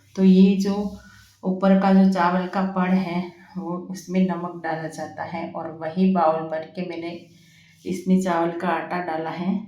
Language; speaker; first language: Hindi; non-native, local second language; Gujarati